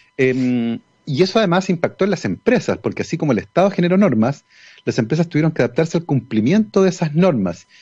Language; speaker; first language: Spanish; native; Spanish